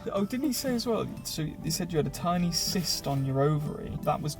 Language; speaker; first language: English; native; English